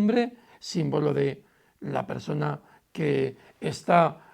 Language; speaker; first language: Spanish; native; Spanish